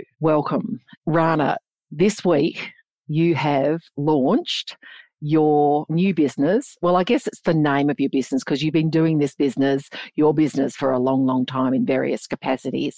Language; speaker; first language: English; native; English